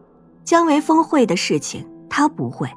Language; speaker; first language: Chinese; native; Chinese